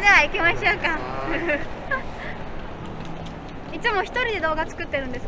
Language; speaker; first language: Japanese; native; Japanese